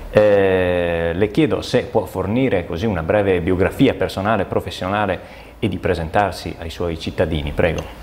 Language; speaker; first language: Italian; native; Italian